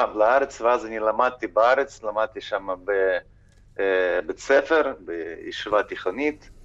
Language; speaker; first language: Hebrew; early bilingual, other home language; Ukrainian